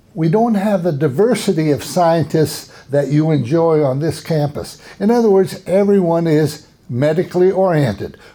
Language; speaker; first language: English; native; English